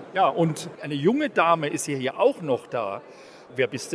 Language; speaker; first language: German; native; German